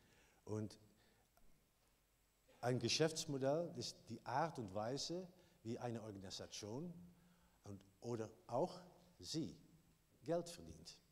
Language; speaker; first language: German; non-native, learner; Dutch